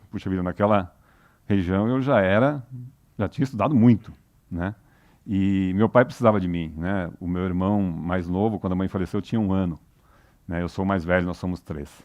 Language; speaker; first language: Portuguese; non-native, local second language; German